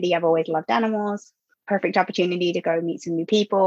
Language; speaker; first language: English; native; English